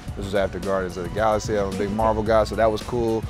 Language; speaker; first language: English; native; English